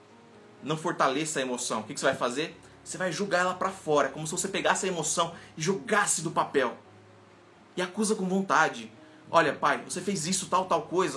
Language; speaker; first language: Portuguese; native; Portuguese